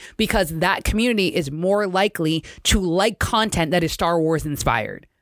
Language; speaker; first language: English; native; English